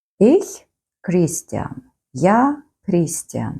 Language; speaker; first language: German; non-native, fluent; Ukrainian